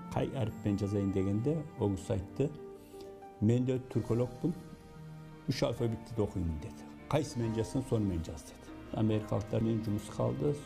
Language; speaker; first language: Kazakh; early bilingual, heritage; Kazakh